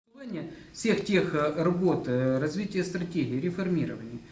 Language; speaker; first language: Ukrainian; non-native, local second language; Russian